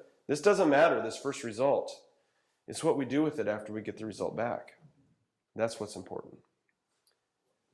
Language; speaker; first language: English; native; English